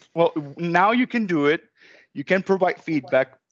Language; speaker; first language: English; non-native, fluent; Spanish